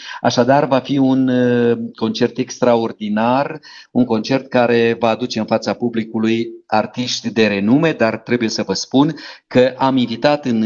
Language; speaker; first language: Romanian; native; Romanian